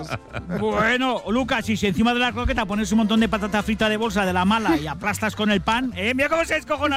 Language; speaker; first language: Spanish; native; Spanish